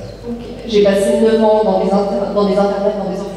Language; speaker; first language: French; native; French